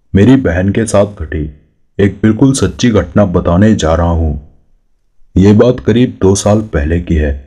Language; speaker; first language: Hindi; native; Hindi